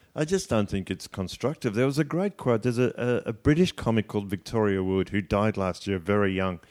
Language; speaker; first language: English; native; English